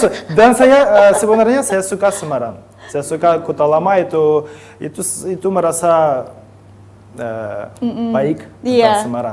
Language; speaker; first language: Indonesian; non-native, learner; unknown